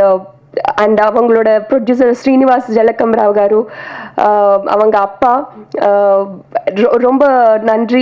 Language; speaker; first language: Tamil; non-native, learner; Telugu